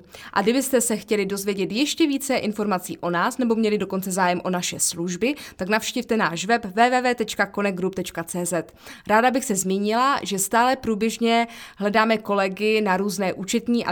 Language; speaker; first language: Czech; native; Czech